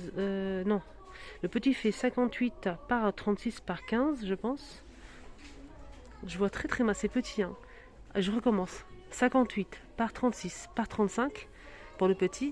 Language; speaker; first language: French; native; French